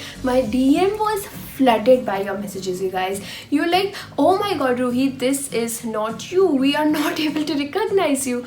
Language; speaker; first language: English; non-native, local second language; Hindi